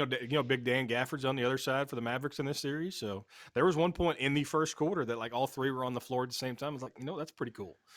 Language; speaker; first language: English; native; English